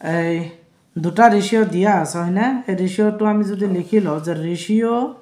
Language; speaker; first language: Assamese; non-native, local second language; Bangla